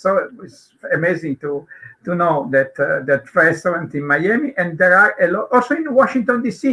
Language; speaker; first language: English; non-native, learner; Italian